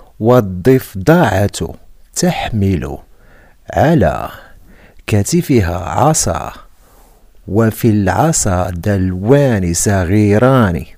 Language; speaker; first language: Arabic; non-native, fluent; Indonesian